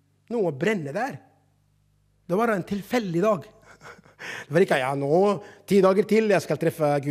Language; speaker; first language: Norwegian; non-native, fluent; Arabic